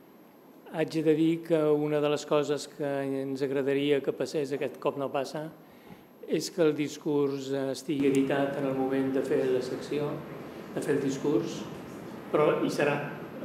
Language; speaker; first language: Catalan; native; Catalan